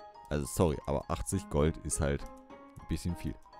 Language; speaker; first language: German; native; German